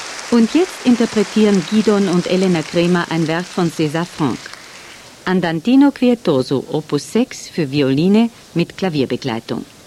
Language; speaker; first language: German; native; German